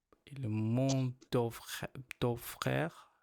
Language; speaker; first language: French; non-native, learner; Chinese